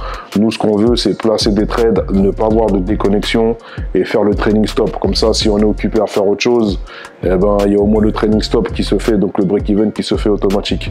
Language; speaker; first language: French; native; French